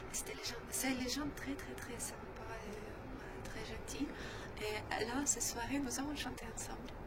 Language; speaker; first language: French; non-native, learner; Ukrainian